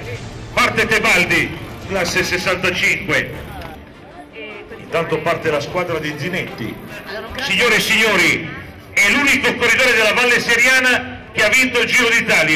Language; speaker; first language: Italian; native; Italian